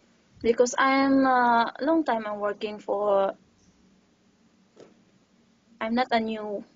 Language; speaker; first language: English; non-native, learner; Filipino